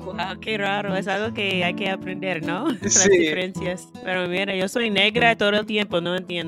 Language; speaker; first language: Spanish; non-native, learner; English